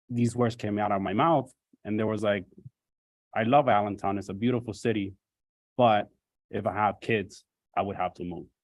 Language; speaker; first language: English; native; English